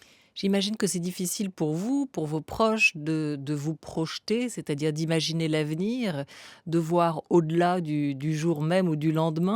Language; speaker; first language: French; native; French